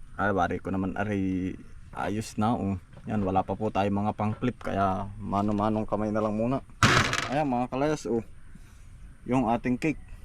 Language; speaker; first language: Filipino; native; Filipino